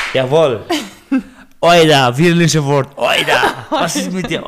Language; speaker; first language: German; non-native, learner; Baluchi